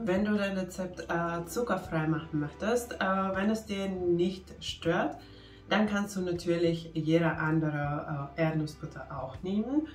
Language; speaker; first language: German; non-native, fluent; Finnish